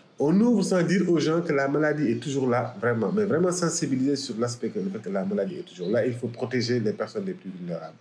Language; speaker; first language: French; non-native, local second language; Wolof